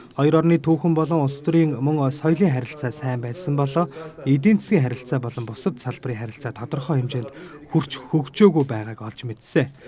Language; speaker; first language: Mongolian; non-native, fluent; Turkish